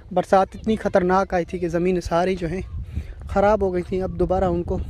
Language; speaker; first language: Urdu; native; Urdu